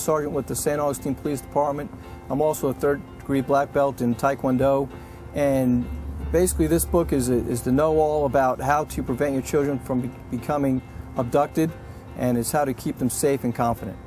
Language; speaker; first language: English; native; English